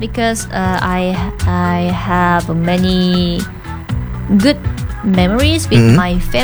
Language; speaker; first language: English; non-native, learner; Indonesian